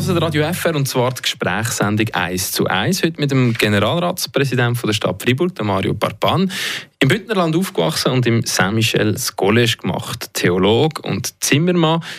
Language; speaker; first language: German; native; German